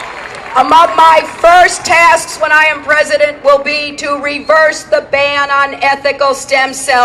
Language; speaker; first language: English; native; English